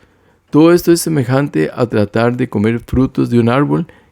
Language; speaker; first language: Spanish; native; Spanish